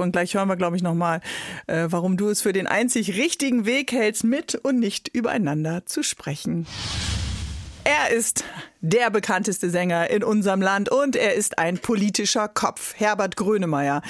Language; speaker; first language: German; native; German